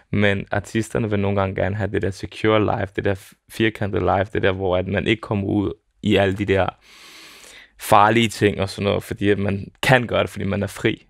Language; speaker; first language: Danish; early bilingual, other home language; Serbian